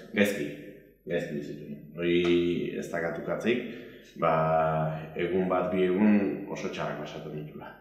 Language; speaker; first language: Basque; native; Basque